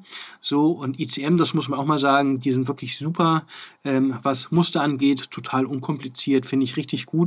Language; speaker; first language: German; native; German